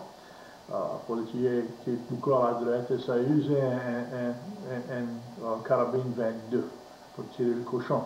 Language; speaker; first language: French; native; French